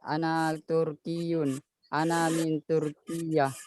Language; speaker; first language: Arabic; non-native, learner; Indonesian